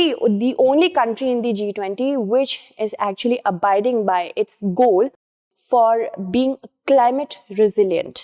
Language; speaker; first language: English; non-native, local second language; Hindi